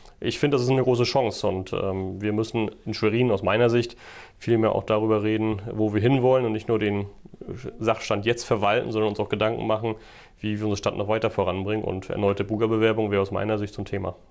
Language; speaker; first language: German; native; German